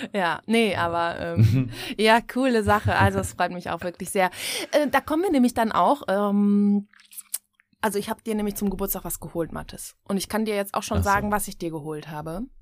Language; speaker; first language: German; native; German